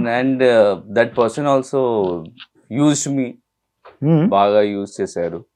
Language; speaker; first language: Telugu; non-native, learner; Hindi